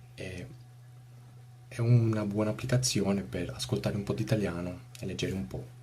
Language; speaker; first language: Italian; non-native, learner; Spanish